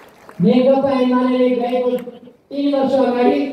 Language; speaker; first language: Nepali; native; Nepali